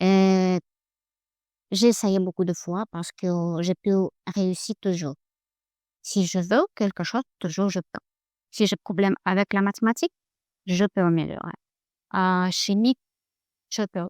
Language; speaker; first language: French; non-native, learner; Russian